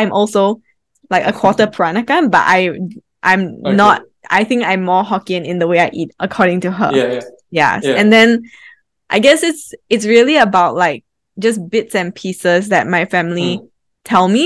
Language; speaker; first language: English; native; English